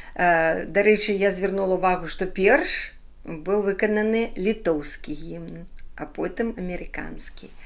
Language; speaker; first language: Belarusian; non-native, local second language; Ukrainian